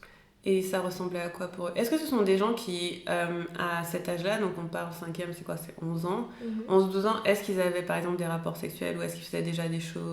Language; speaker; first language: French; native; French